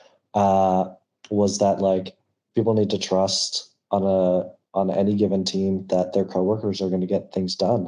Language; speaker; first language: English; native; English